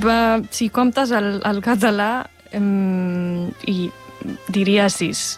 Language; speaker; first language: Catalan; non-native, fluent; German